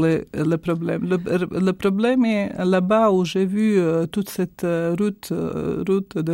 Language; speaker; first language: French; non-native, fluent; Croatian